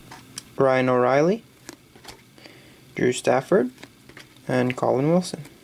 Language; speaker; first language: English; native; English